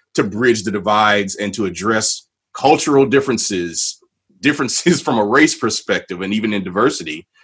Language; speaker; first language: English; native; English